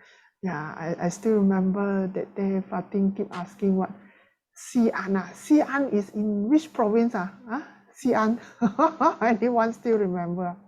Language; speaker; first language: English; non-native, local second language; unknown